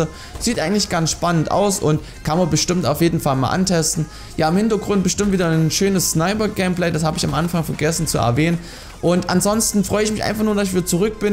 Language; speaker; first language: German; native; German